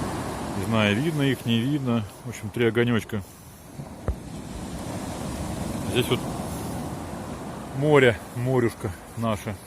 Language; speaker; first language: Russian; native; Russian